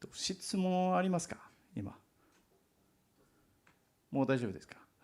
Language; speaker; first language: Japanese; non-native, learner; English